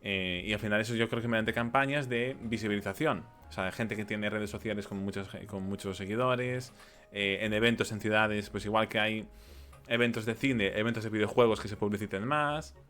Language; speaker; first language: Spanish; native; Spanish